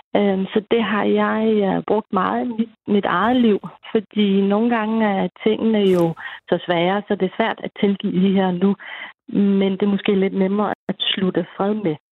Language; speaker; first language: Danish; native; Danish